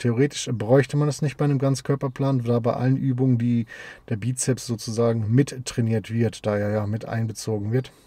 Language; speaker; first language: German; native; German